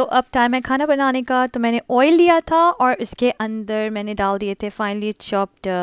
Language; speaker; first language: Urdu; native; Urdu